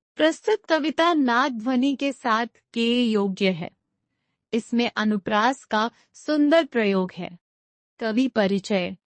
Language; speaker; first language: Hindi; non-native, local second language; Telugu